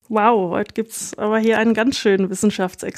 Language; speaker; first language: German; native; German